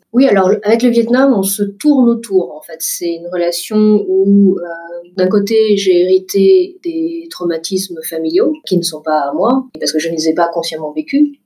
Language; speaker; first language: French; early bilingual, other home language; Vietnamese